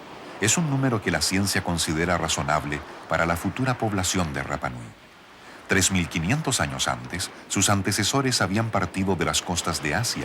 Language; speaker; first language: Spanish; native; Spanish